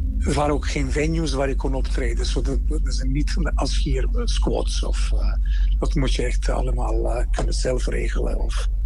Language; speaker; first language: Dutch; non-native, fluent; Serbian